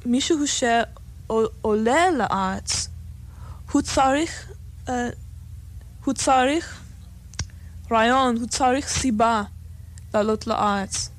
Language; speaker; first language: Hebrew; non-native, fluent; English